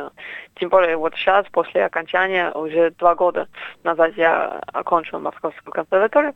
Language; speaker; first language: Russian; non-native, fluent; English